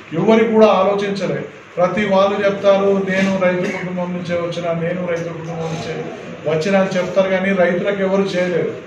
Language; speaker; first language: Telugu; native; Telugu